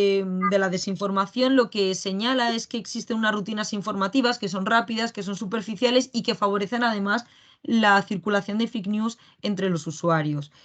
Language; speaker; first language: Spanish; native; Spanish